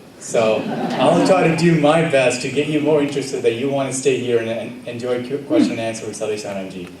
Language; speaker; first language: English; early bilingual, other home language; Gujarati